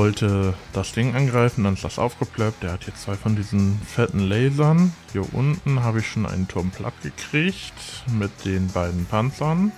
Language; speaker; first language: German; native; German